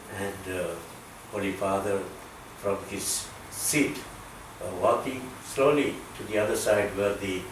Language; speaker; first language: English; non-native, local second language; Malayalam